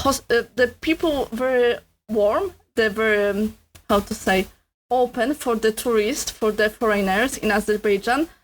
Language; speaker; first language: English; non-native, learner; Polish